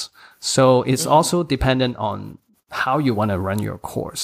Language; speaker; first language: English; non-native, local second language; Cantonese